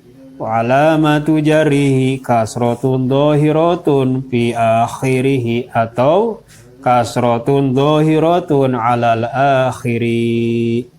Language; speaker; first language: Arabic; non-native, fluent; Indonesian